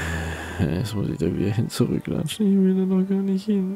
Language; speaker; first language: German; native; German